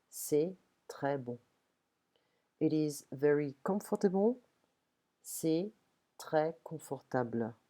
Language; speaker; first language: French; non-native, fluent; English